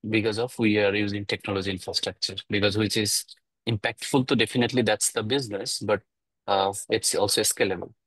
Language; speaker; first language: English; non-native, local second language; Bangla